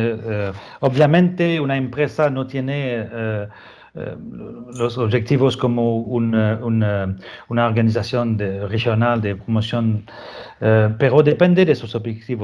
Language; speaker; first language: Spanish; non-native, fluent; French